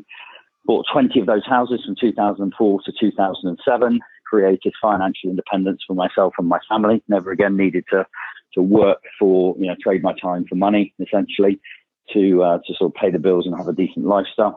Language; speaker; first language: English; native; English